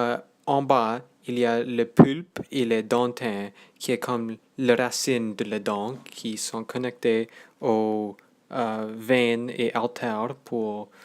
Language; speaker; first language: French; non-native, local second language; English